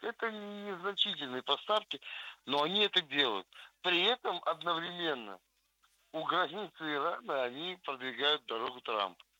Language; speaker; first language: Russian; non-native, local second language; Armenian